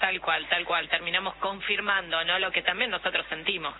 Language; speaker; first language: Spanish; native; Spanish